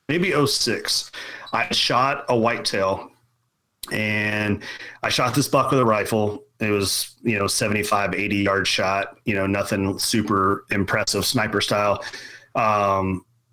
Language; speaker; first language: English; native; English